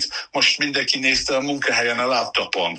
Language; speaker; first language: Hungarian; non-native, learner; English